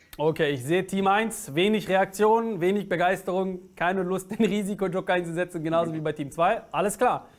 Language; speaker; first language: German; native; German